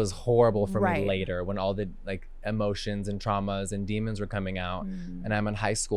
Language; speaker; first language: English; native; English